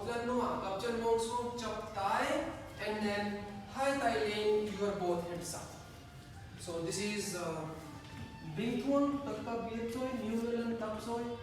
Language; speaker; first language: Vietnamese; non-native, learner; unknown